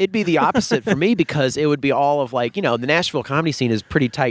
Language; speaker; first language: English; native; English